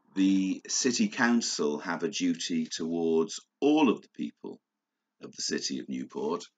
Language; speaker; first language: English; native; English